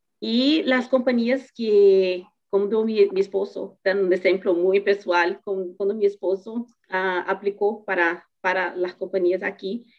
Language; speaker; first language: Spanish; non-native, learner; Portuguese